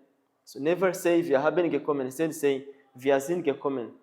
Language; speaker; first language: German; non-native, learner; Kinyarwanda